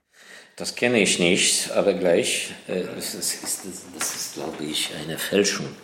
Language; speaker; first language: German; non-native, fluent; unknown